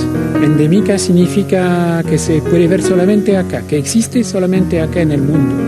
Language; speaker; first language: Spanish; non-native, fluent; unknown